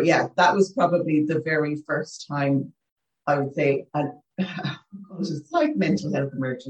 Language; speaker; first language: English; native; English